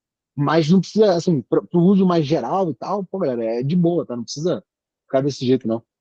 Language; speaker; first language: Portuguese; native; Portuguese